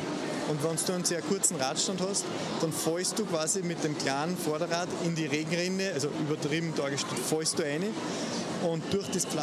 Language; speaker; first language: German; native; German